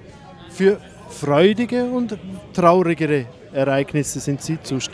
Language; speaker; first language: German; native; German